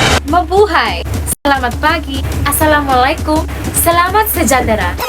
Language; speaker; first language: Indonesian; non-native, learner; Filipino